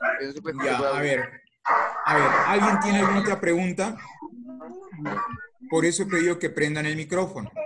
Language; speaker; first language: Spanish; native; Spanish